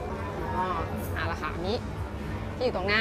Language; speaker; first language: Thai; native; Thai